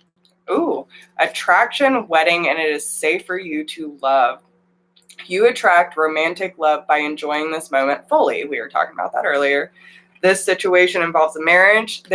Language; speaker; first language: English; native; English